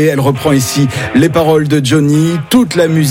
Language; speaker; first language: French; native; French